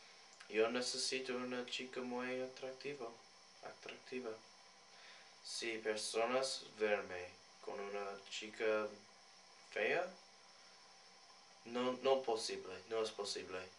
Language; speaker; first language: Spanish; non-native, learner; English